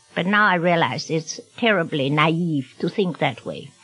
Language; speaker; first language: English; non-native, fluent; Chinese